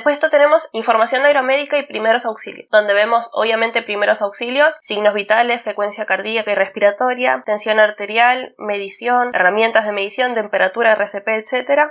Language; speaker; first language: Spanish; native; Spanish